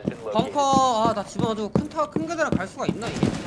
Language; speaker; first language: Korean; native; Korean